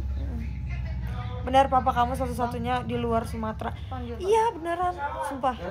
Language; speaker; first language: Indonesian; native; Indonesian